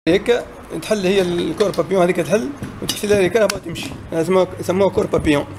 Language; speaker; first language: Arabic; native; Arabic